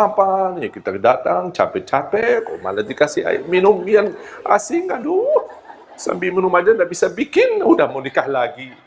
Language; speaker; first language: Malay; non-native, fluent; Arabic